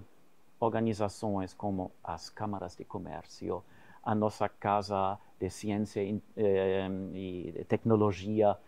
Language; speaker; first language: Portuguese; non-native, fluent; German